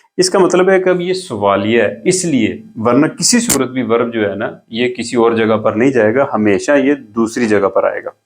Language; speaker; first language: Urdu; non-native, local second language; Punjabi